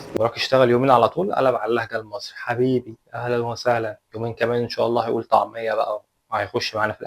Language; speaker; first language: Arabic; native; Arabic